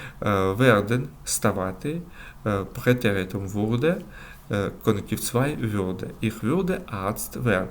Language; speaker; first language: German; non-native, fluent; Ukrainian